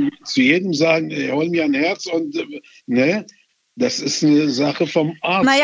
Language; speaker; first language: German; non-native, fluent; Arabic